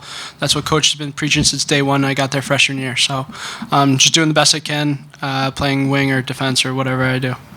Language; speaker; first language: English; native; English